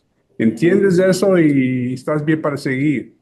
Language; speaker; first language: Spanish; early bilingual, heritage; English